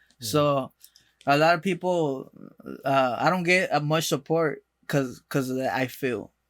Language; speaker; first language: English; early bilingual, other home language; Spanish